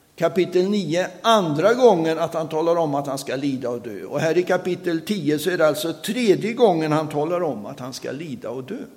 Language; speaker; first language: Swedish; native; Swedish